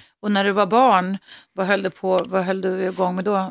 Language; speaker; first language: Swedish; native; Swedish